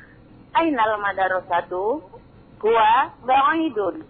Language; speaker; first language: Arabic; non-native, learner; Indonesian